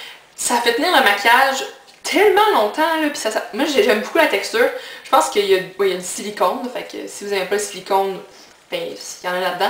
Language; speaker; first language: French; native; French